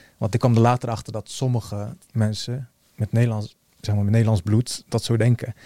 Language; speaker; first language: Dutch; early bilingual, other home language; Bosnian